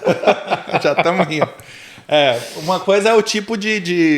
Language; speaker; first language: Portuguese; native; Portuguese